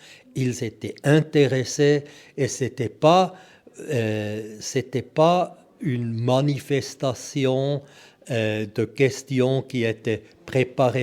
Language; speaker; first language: French; non-native, local second language; German